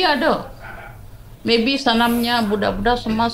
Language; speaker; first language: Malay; non-native, local second language; Tamil